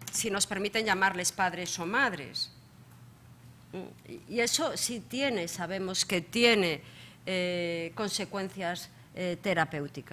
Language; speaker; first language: Spanish; native; Spanish